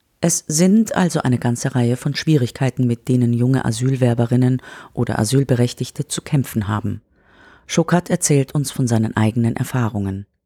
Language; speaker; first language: German; native; German